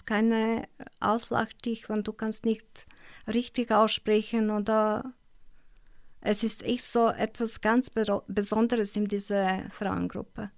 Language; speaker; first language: German; non-native, learner; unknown